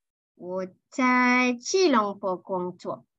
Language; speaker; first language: Chinese; non-native, learner; Malay